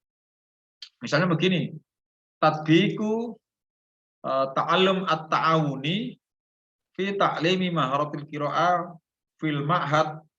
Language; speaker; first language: Arabic; non-native, fluent; Indonesian